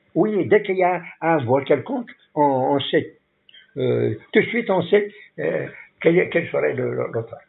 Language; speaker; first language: French; non-native, local second language; Kabyle